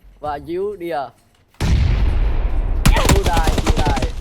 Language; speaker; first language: English; non-native, learner; Vietnamese